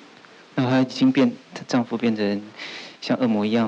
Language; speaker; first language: Chinese; native; Chinese